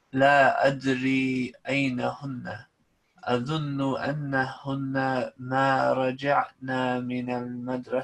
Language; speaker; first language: Arabic; non-native, learner; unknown